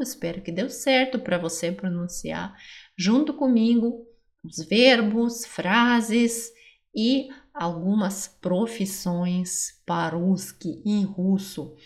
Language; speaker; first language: Portuguese; non-native, fluent; Russian